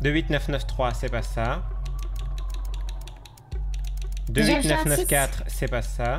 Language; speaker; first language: French; native; French